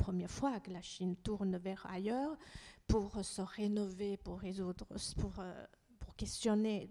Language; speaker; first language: French; non-native, fluent; Chinese